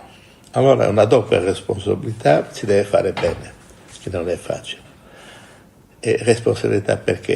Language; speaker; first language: Italian; non-native, fluent; Portuguese